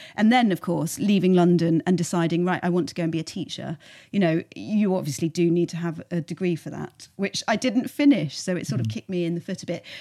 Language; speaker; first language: English; native; English